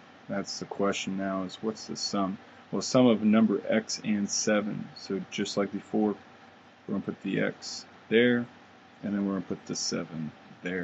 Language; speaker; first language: English; native; English